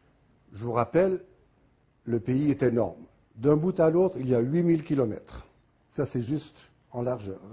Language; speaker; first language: French; native; French